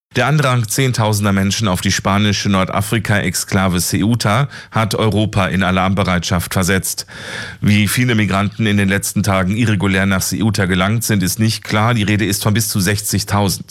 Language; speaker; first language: German; native; German